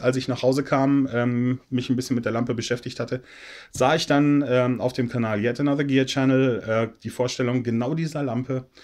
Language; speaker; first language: German; native; German